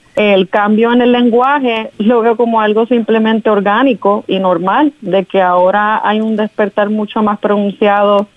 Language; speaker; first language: Spanish; native; Spanish